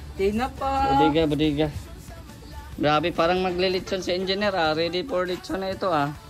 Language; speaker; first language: Filipino; non-native, local second language; Cebuano